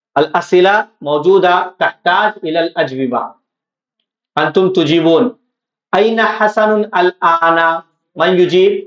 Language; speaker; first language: Arabic; non-native, fluent; Urdu